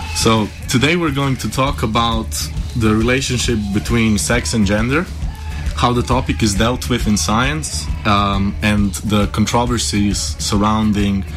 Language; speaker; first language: English; non-native, fluent; Slovenian